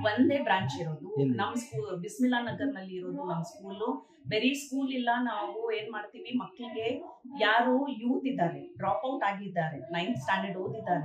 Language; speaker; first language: Kannada; non-native, local second language; Urdu